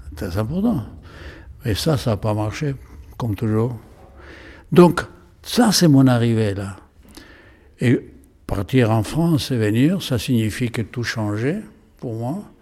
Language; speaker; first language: French; non-native, fluent; Spanish